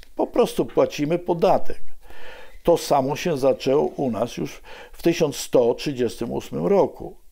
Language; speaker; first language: Polish; native; Polish